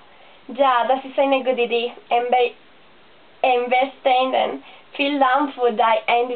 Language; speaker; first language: German; non-native, learner; Spanish